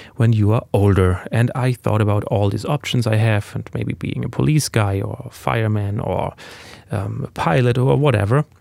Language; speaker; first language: English; non-native, fluent; German